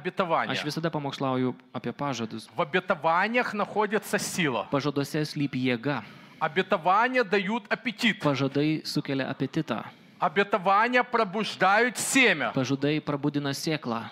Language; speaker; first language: Lithuanian; native; Lithuanian